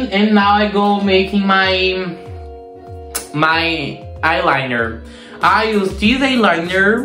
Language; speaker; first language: English; non-native, learner; Portuguese